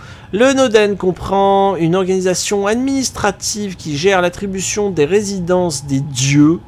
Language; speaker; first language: French; native; French